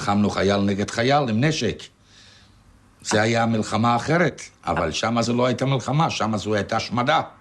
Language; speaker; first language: Hebrew; non-native, fluent; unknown